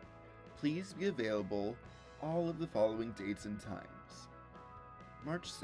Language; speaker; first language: English; native; English